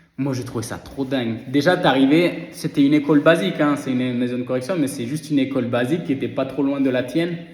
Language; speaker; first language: French; early bilingual, other home language; Spanish